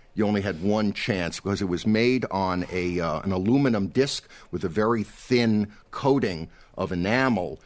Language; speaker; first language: English; native; English